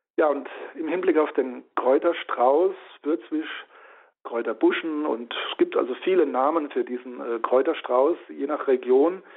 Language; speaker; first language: German; native; German